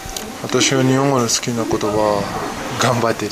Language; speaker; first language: Japanese; non-native, learner; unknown